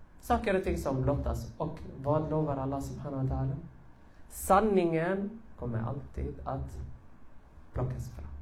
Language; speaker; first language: Swedish; early bilingual, other home language; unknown